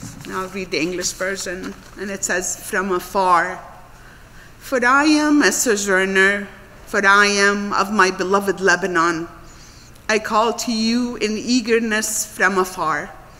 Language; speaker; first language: English; non-native, fluent; Arabic